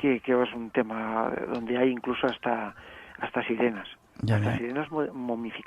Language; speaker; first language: Spanish; native; Spanish